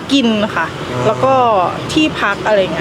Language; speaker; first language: Thai; non-native, learner; English